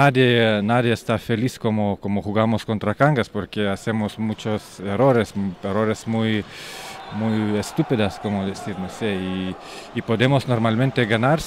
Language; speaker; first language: Spanish; non-native, learner; Lithuanian